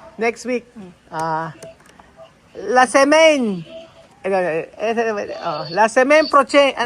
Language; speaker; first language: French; non-native, learner; Filipino